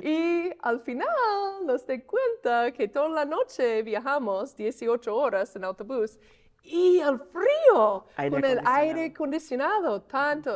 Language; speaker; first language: Spanish; non-native, fluent; English